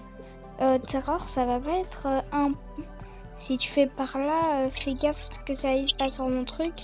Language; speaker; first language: French; native; French